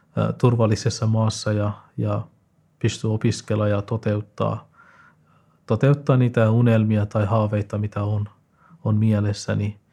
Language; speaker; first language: Finnish; non-native, fluent; Persian